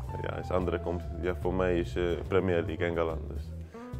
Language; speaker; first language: Dutch; non-native, learner; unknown